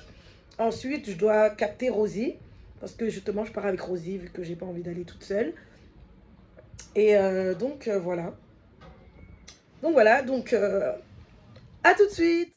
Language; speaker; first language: French; native; French